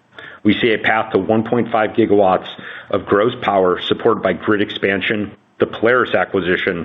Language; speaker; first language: English; native; English